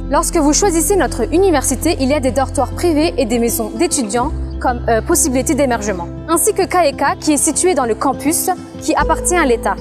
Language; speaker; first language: French; native; French